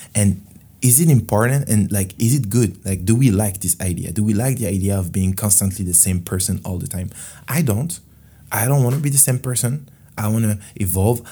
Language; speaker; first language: English; non-native, fluent; French